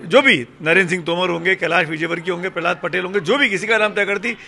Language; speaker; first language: Hindi; native; Hindi